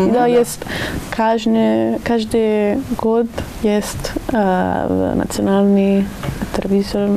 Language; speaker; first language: Russian; non-native, learner; Italian